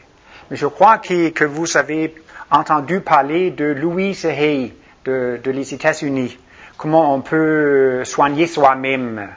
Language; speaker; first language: French; non-native, fluent; Danish